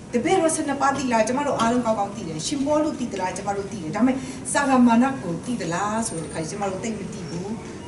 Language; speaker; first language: Burmese; non-native, local second language; Kachin